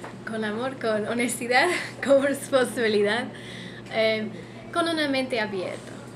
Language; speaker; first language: Spanish; non-native, fluent; English